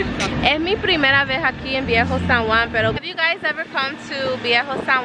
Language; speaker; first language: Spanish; non-native, fluent; English